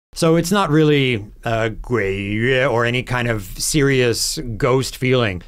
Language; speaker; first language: English; native; English